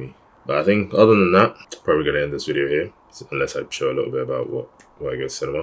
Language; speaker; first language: English; native; English